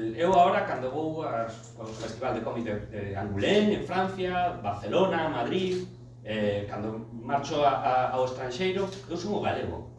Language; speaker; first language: Galician; non-native, local second language; Spanish